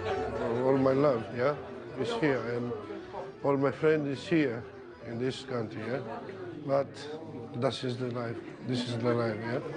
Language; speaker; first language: English; non-native, learner; Romanian